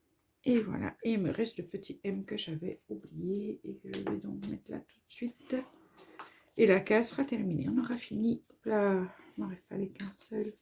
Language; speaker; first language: French; native; French